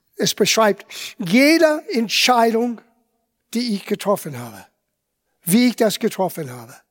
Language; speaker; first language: German; non-native, fluent; English